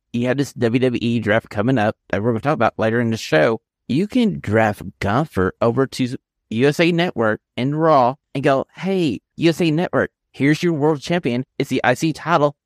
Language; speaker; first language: English; native; English